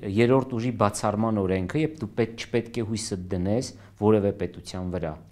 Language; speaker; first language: Armenian; native; Armenian